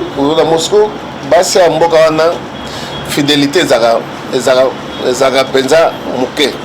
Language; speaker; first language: Lingala; native; Lingala